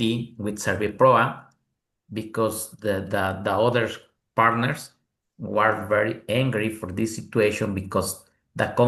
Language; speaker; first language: English; non-native, learner; Spanish